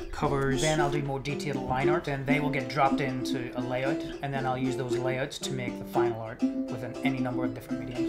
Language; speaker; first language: English; native; English